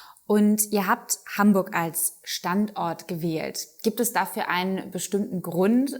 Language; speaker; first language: German; native; German